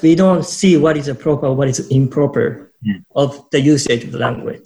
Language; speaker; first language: English; non-native, fluent; Japanese